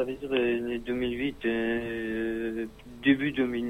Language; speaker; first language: French; non-native, learner; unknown